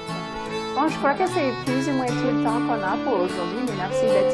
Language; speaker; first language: French; non-native, local second language; English